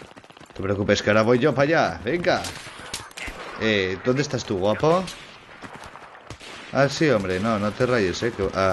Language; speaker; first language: Spanish; native; Spanish